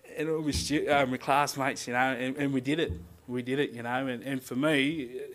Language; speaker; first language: English; native; English